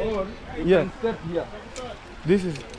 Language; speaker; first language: English; non-native, learner; Swahili